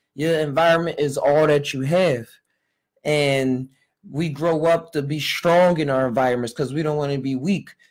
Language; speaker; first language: English; native; English